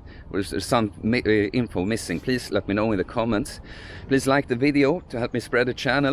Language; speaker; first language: English; non-native, fluent; Swedish